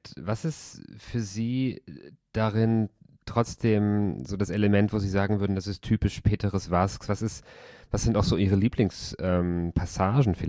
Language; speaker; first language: German; native; German